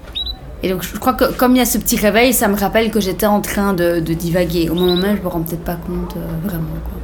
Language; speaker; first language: French; native; French